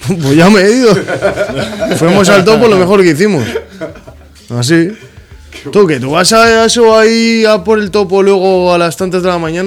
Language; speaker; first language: Spanish; native; Spanish